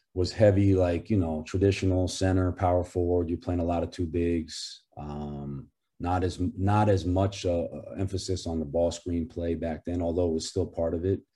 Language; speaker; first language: English; native; English